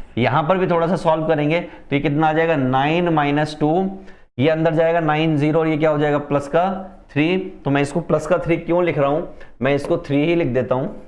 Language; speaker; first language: Hindi; native; Hindi